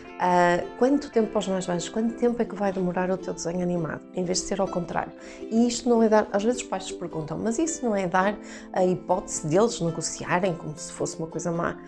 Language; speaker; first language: Portuguese; native; Portuguese